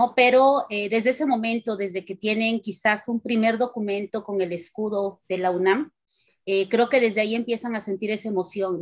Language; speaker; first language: Spanish; native; Spanish